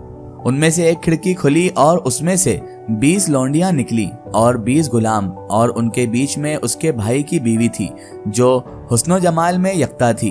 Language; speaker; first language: Hindi; native; Hindi